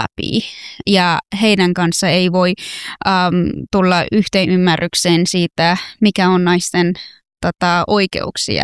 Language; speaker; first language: Finnish; non-native, fluent; Persian